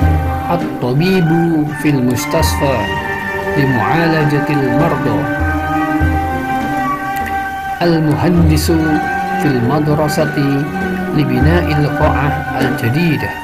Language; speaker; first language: Arabic; non-native, fluent; Indonesian